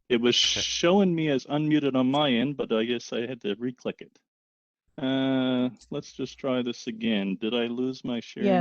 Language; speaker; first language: English; native; English